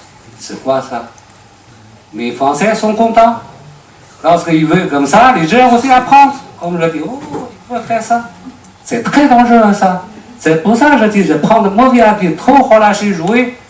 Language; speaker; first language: French; non-native, learner; Chinese